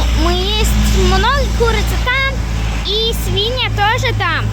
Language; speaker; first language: Russian; non-native, learner; English